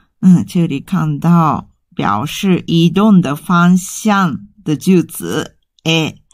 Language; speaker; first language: Chinese; non-native, fluent; Japanese